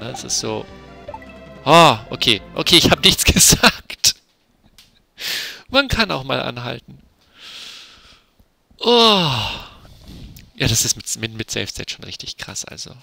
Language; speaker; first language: German; native; German